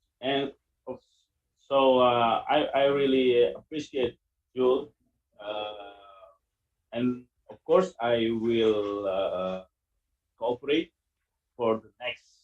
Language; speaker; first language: English; non-native, learner; Indonesian